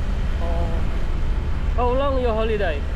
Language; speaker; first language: English; non-native, learner; Indonesian